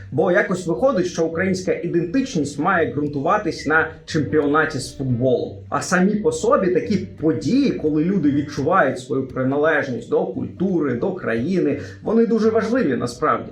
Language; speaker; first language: Ukrainian; non-native, local second language; Russian